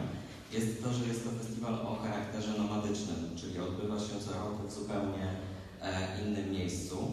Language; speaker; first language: Polish; native; Polish